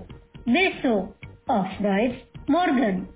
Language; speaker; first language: German; non-native, fluent; Indonesian